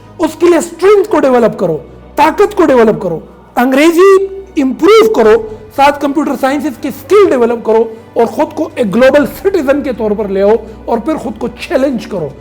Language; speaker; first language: Urdu; non-native, local second language; Pashto